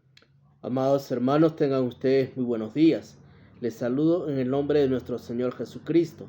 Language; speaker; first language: Spanish; native; Spanish